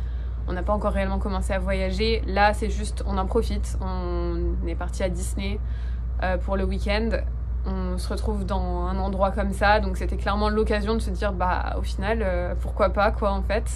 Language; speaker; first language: French; native; French